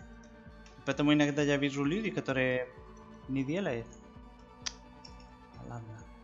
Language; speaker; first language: Russian; non-native, learner; Spanish